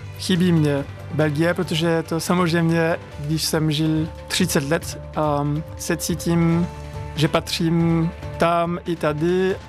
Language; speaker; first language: Czech; non-native, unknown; French